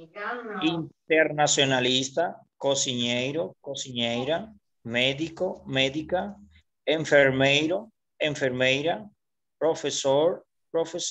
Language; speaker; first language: Portuguese; non-native, learner; Spanish